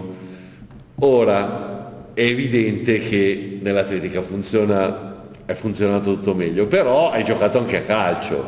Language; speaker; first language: Italian; native; Italian